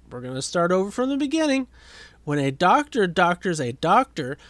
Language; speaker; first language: English; native; English